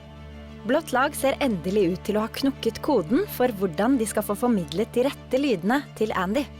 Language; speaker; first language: Norwegian; native; Norwegian